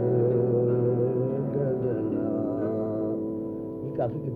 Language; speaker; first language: Urdu; non-native, local second language; Punjabi